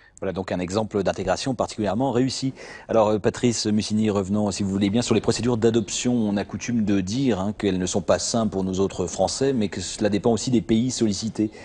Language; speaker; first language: French; native; French